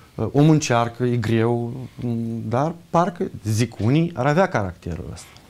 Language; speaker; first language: Romanian; native; Romanian